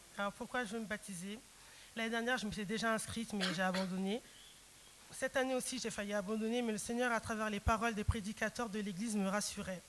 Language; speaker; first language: French; early bilingual, other home language; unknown